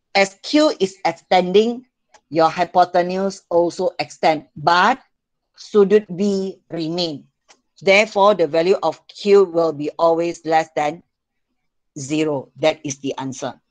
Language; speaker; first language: English; non-native, local second language; Malay